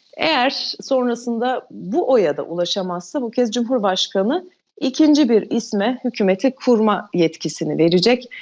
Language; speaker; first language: Turkish; non-native, local second language; Albanian